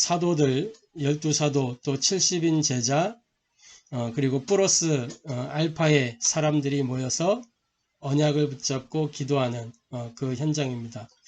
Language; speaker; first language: Korean; native; Korean